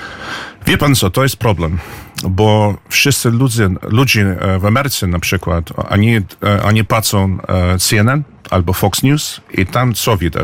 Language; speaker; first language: Polish; early bilingual, heritage; English